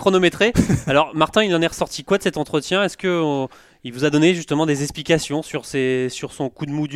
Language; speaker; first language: French; native; French